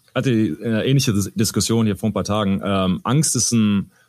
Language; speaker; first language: German; native; German